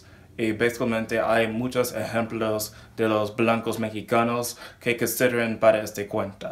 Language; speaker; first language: Spanish; non-native, learner; English